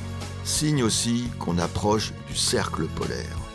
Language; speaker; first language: French; native; French